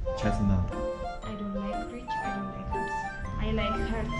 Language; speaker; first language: English; non-native, learner; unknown